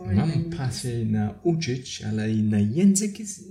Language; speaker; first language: Polish; non-native, learner; English